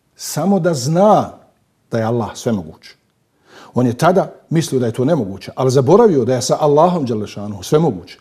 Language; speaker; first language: Bosnian; native; Bosnian